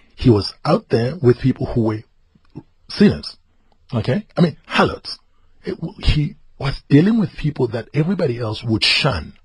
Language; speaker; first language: English; non-native, local second language; Zulu